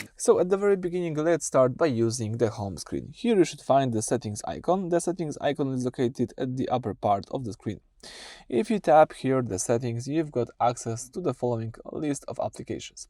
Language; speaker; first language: English; non-native, fluent; Polish